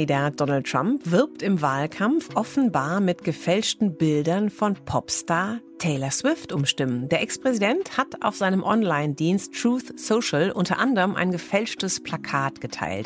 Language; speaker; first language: German; native; German